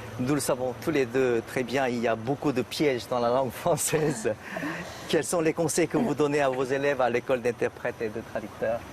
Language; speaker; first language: French; non-native, fluent; Korean